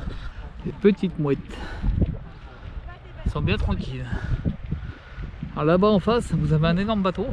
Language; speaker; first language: French; native; French